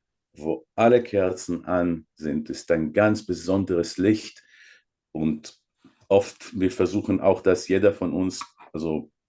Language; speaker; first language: German; non-native, fluent; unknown